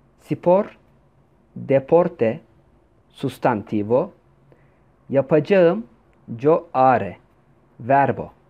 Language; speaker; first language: Spanish; non-native, fluent; Turkish